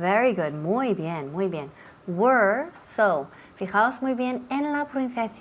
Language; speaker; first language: Spanish; non-native, fluent; English